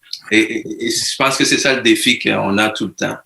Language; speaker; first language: French; native; French